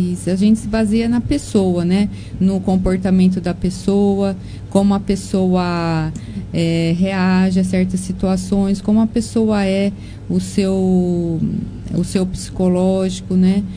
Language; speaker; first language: Portuguese; native; Portuguese